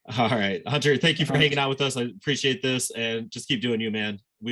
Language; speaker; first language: English; native; English